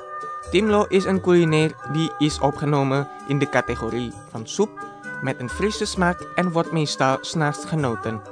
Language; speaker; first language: Dutch; non-native, fluent; Indonesian